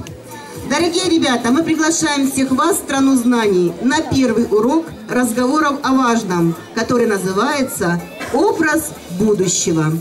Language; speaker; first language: Russian; native; Russian